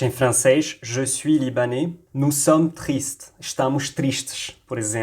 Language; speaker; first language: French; non-native, local second language; Arabic